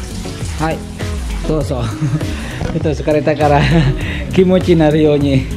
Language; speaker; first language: Japanese; non-native, learner; Indonesian